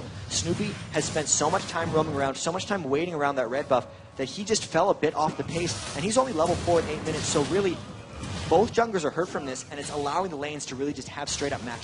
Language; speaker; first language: English; native; English